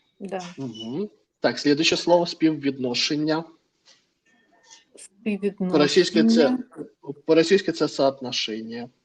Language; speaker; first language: Ukrainian; non-native, learner; Russian